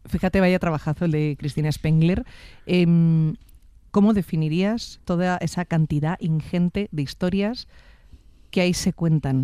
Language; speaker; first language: Spanish; native; Spanish